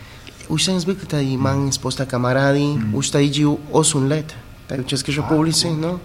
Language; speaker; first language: Czech; non-native, fluent; Spanish